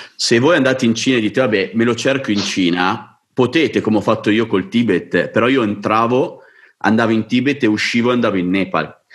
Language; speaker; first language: Italian; native; Italian